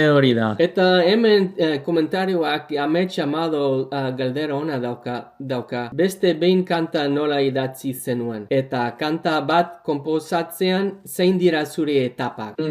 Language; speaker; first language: Basque; non-native, learner; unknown